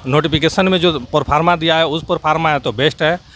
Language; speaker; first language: Hindi; native; Hindi